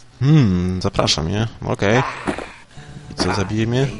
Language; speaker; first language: Polish; native; Polish